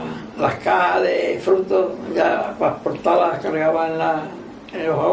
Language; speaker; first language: Spanish; native; Spanish